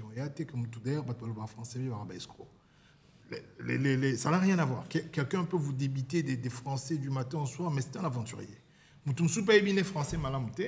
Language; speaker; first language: French; non-native, local second language; Lingala